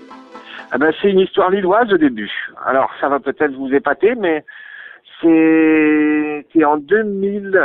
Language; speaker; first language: French; native; French